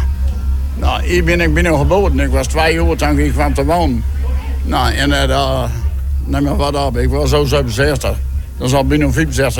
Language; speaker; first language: Dutch; native; Dutch